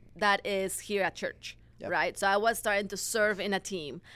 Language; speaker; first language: English; non-native, fluent; Spanish